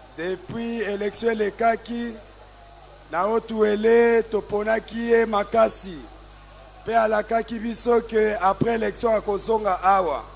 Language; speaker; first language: Lingala; native; Lingala